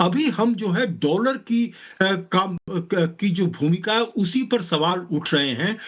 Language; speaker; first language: Hindi; native; Hindi